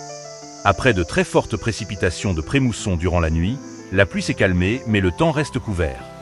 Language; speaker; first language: French; native; French